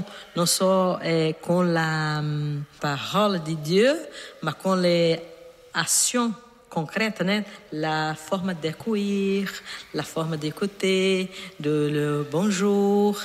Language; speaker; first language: French; non-native, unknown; Portuguese